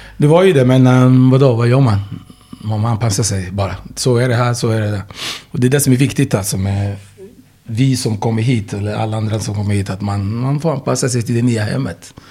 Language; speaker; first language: Swedish; non-native, fluent; Igbo